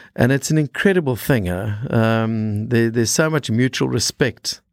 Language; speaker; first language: English; native; English